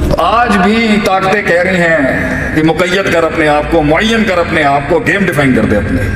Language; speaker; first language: Urdu; non-native, local second language; Punjabi